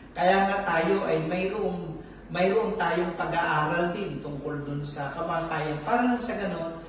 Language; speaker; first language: Filipino; native; Filipino